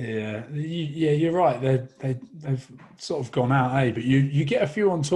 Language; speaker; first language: English; native; English